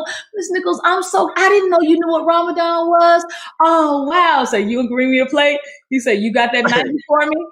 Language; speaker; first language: English; native; English